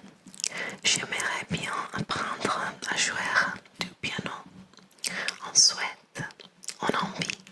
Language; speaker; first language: French; non-native, learner; English